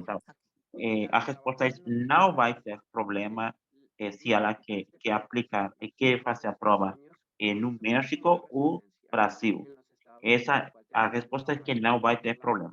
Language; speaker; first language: Portuguese; non-native, fluent; Spanish